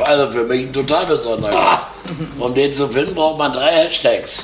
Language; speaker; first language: German; native; German